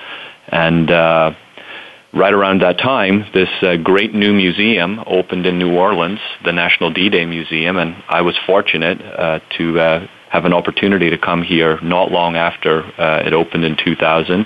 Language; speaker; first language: English; native; English